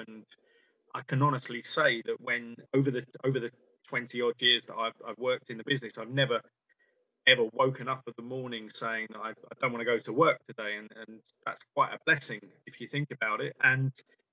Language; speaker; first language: English; native; English